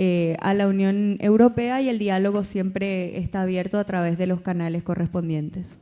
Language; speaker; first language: Spanish; native; Spanish